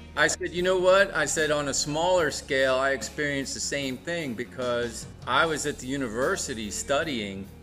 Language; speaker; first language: English; native; English